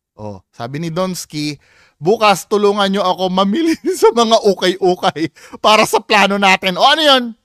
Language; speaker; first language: Filipino; native; Filipino